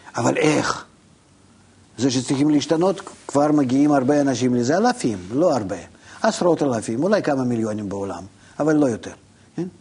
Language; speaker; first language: Hebrew; non-native, fluent; Russian